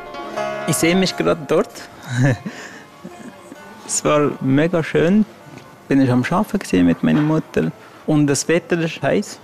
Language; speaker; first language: German; non-native, learner; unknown